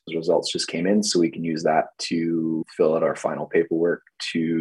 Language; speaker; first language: English; native; English